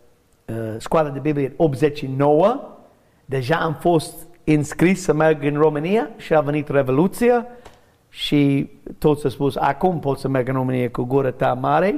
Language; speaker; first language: Romanian; non-native, learner; English